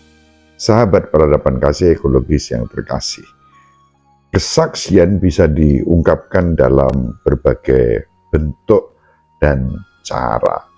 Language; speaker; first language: Indonesian; native; Indonesian